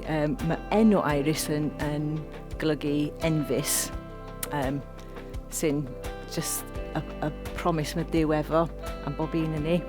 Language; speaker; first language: Welsh; non-native, local second language; English